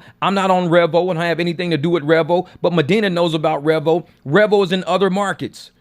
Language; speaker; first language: English; native; English